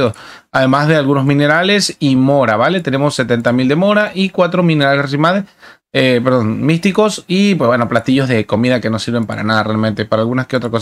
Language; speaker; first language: Spanish; native; Spanish